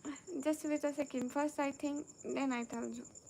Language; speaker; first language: English; non-native, learner; Urdu